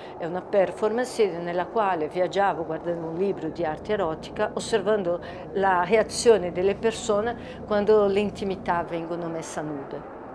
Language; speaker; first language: Italian; non-native, fluent; Portuguese